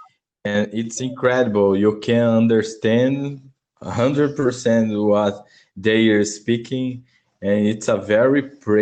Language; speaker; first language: English; non-native, learner; Portuguese